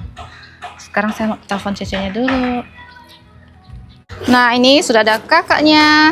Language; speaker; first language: Indonesian; native; Indonesian